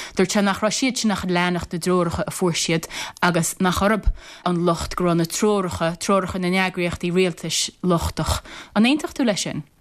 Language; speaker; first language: Irish; native; Irish